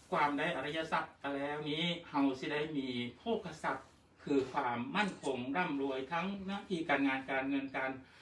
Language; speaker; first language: Thai; native; Thai